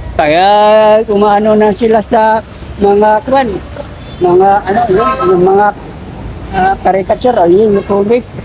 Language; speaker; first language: Filipino; non-native, local second language; Iloko